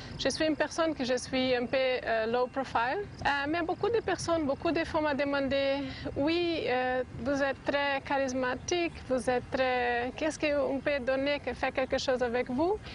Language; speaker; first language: French; non-native, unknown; Portuguese